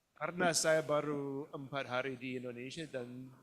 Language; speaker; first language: Indonesian; non-native, fluent; English